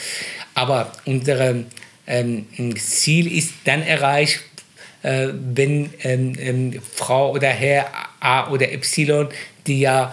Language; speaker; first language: German; non-native, fluent; Persian